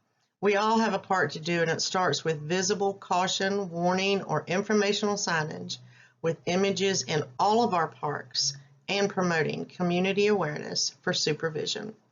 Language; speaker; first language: English; native; English